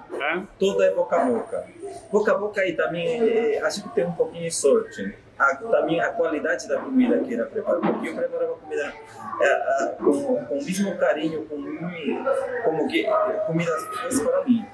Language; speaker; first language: Portuguese; non-native, fluent; Spanish